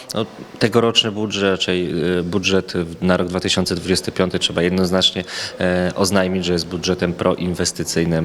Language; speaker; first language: Polish; native; Polish